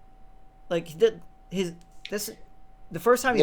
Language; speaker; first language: English; native; English